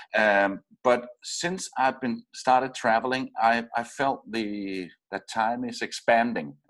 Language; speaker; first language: English; non-native, fluent; Danish